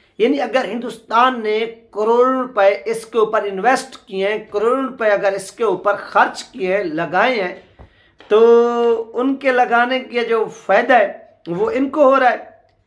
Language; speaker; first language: Urdu; native; Urdu